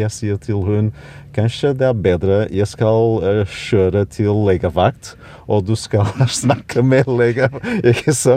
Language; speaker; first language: Norwegian; non-native, learner; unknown